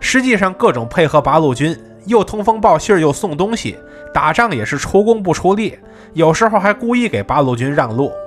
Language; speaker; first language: Chinese; native; Chinese